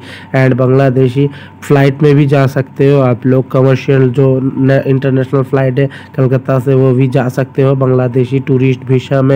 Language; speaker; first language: Hindi; non-native, local second language; Bangla